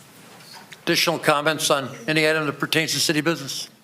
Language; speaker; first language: English; native; English